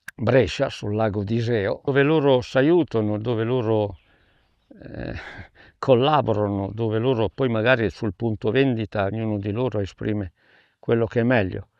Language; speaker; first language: Italian; native; Italian